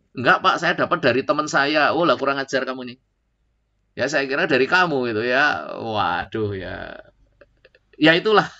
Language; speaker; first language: Indonesian; native; Indonesian